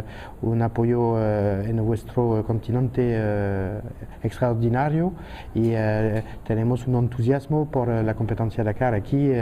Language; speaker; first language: Spanish; non-native, fluent; French